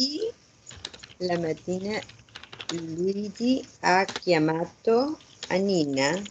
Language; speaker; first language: Italian; non-native, learner; Spanish